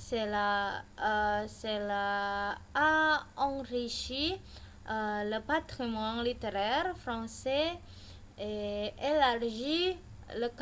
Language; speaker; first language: French; non-native, learner; Indonesian